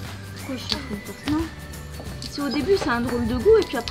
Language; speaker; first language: French; native; French